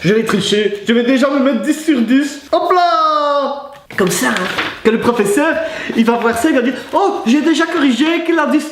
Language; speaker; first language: French; native; French